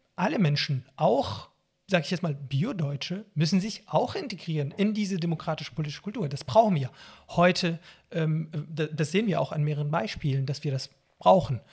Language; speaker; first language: German; non-native, fluent; Arabic